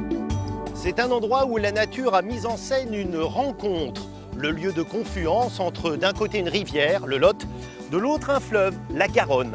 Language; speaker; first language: French; native; French